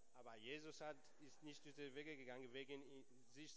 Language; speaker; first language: German; non-native, learner; English